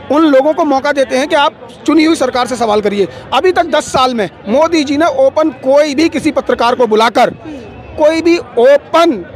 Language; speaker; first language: Hindi; native; Hindi